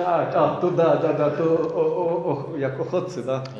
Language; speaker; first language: Polish; non-native, learner; Ukrainian